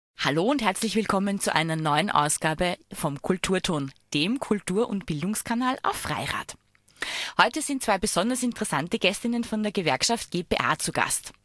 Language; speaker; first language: German; native; German